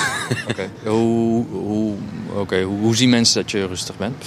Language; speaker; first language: Dutch; native; Dutch